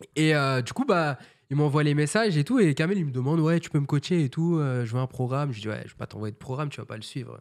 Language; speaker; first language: French; native; French